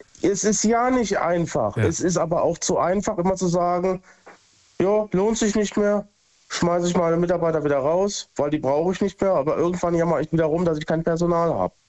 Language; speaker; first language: German; native; German